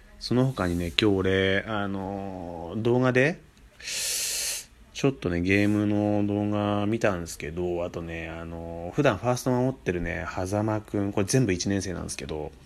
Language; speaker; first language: Japanese; native; Japanese